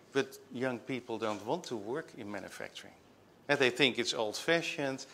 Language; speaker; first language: English; non-native, fluent; Dutch